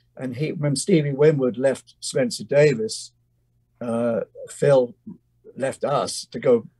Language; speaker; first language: English; native; English